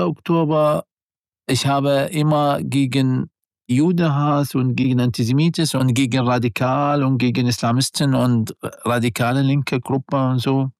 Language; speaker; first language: German; non-native, learner; Arabic